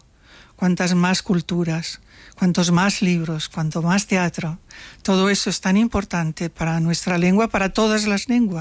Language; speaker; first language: Spanish; non-native, local second language; Catalan